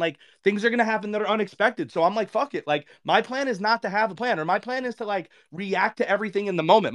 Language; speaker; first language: English; native; English